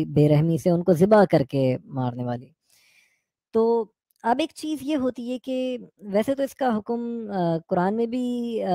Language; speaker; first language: Hindi; native; Hindi